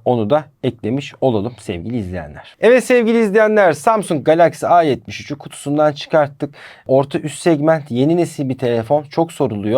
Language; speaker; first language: Turkish; native; Turkish